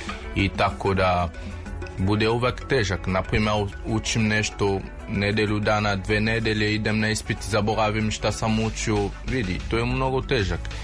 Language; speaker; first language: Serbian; non-native, fluent; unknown